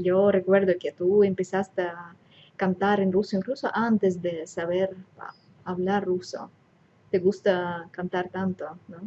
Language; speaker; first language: Spanish; non-native, fluent; Russian